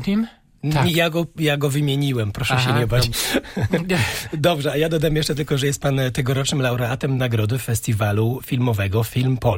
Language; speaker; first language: Polish; native; Polish